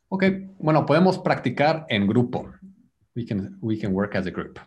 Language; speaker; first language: Spanish; native; Spanish